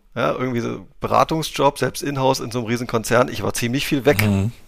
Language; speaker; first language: German; native; German